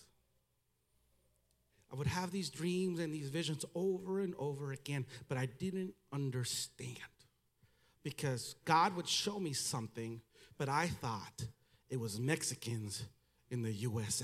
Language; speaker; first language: English; early bilingual, other home language; Spanish